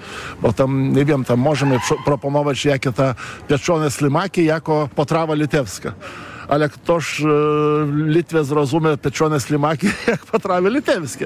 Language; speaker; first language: Polish; non-native, fluent; Lithuanian